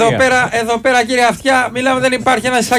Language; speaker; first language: Greek; native; Greek